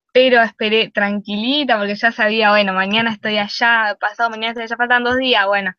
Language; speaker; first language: Spanish; native; Spanish